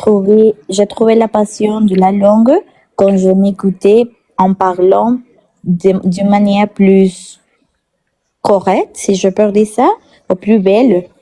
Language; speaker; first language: French; non-native, learner; Spanish